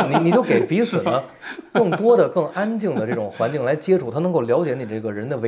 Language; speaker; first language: Chinese; native; Chinese